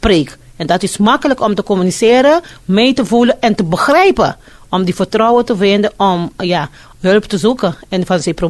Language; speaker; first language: Dutch; non-native, fluent; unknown